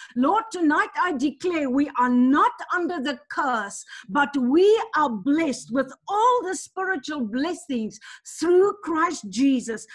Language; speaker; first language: English; non-native, local second language; Afrikaans